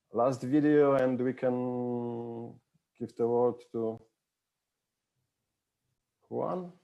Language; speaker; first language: English; non-native, fluent; Polish